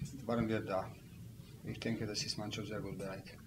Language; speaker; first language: German; non-native, learner; Slovenian